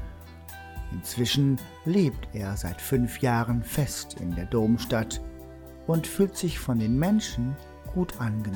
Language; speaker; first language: German; native; German